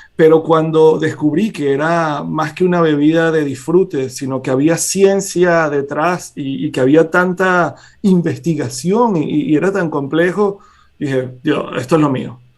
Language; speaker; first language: Spanish; native; Spanish